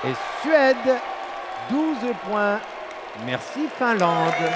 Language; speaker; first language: French; non-native, learner; Turkish